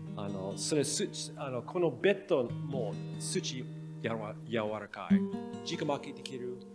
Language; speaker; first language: Japanese; non-native, learner; English